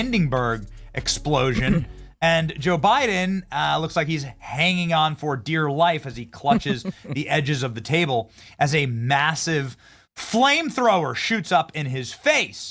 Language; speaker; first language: English; native; English